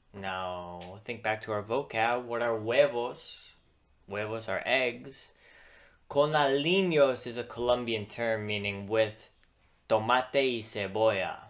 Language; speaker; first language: English; native; English